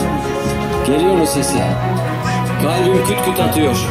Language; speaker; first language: Turkish; native; Turkish